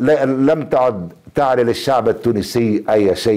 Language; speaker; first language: Arabic; native; Arabic